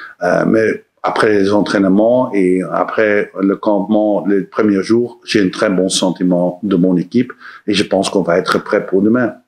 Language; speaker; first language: French; non-native, learner; Dutch